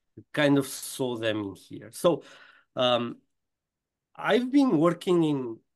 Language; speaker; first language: English; non-native, fluent; Romanian